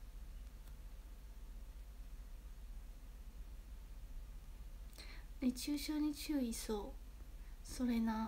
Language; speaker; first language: Japanese; non-native, fluent; Chinese